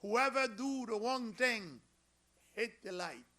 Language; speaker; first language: English; non-native, learner; Haitian Creole